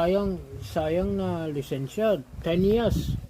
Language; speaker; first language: Filipino; non-native, learner; German